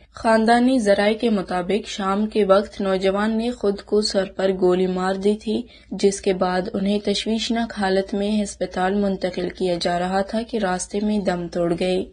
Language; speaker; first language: Urdu; non-native, local second language; Baluchi